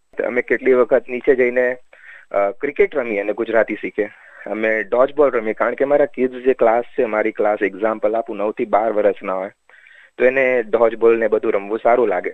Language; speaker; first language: Gujarati; early bilingual, heritage; Gujarati